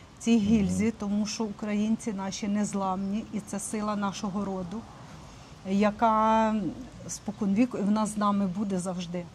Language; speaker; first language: Ukrainian; native; Ukrainian